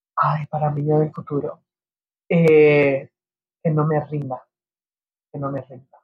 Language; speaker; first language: Spanish; early bilingual, heritage; Spanish